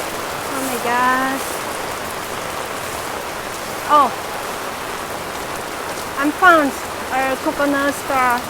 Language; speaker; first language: English; non-native, learner; Vietnamese